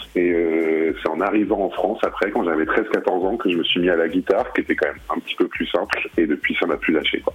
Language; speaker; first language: French; early bilingual, other home language; Arabic